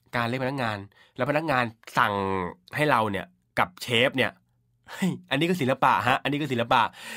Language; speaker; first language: Thai; native; Thai